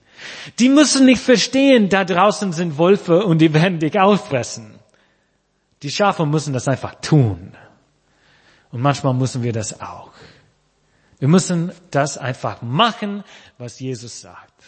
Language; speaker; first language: German; non-native, fluent; English